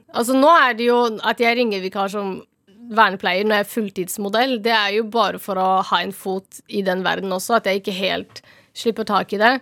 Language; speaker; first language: Norwegian; early bilingual, other home language; Somali